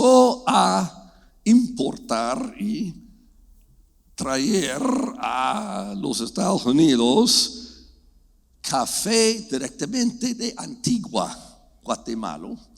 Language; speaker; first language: Spanish; non-native, fluent; English